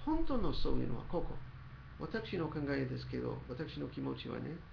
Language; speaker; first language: Japanese; non-native, learner; English